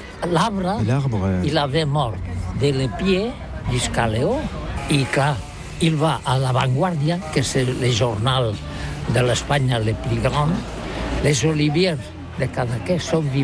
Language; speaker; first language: French; non-native, learner; Catalan